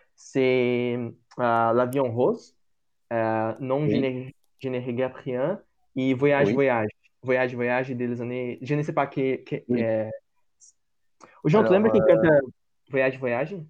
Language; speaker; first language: French; non-native, learner; Portuguese